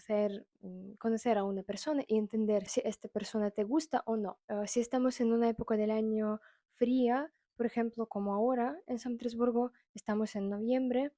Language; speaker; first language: Spanish; non-native, fluent; Russian